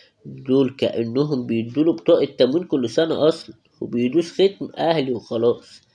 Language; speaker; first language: Arabic; native; Arabic